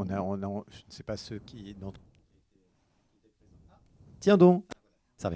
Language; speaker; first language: French; native; French